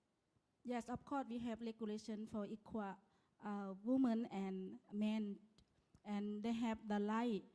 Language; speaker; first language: English; non-native, learner; Lao